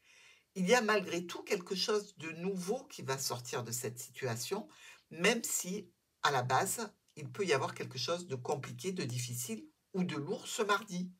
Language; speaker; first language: French; native; French